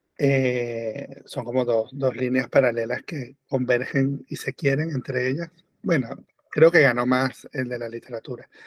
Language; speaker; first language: Spanish; native; Spanish